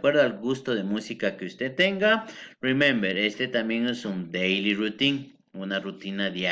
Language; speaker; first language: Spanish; native; Spanish